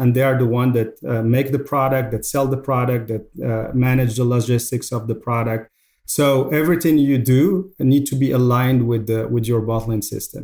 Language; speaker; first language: English; non-native, fluent; Arabic